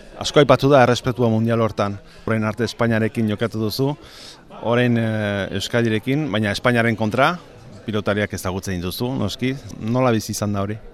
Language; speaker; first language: Basque; native; Basque